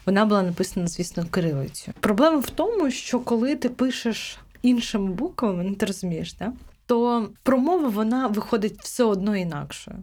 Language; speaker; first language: Ukrainian; non-native, local second language; Crimean Tatar